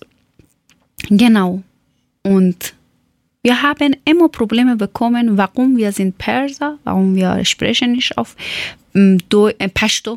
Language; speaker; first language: German; non-native, learner; Persian